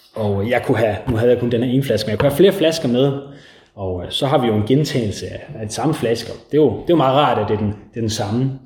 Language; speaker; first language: Danish; native; Danish